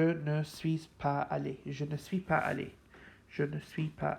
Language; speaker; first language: French; non-native, fluent; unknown